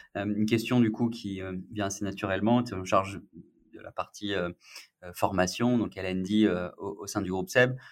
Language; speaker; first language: French; native; French